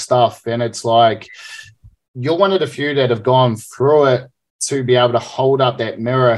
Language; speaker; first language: English; native; English